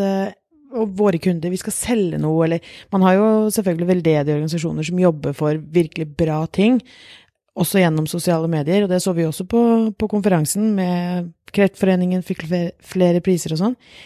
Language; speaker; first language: Norwegian; native; Norwegian